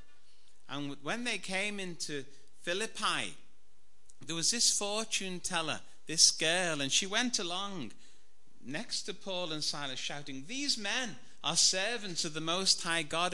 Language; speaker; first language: English; native; English